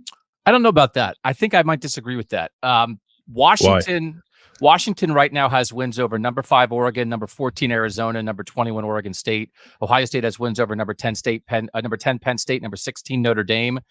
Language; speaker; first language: English; native; English